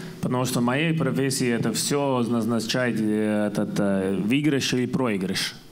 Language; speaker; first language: Russian; non-native, local second language; Latvian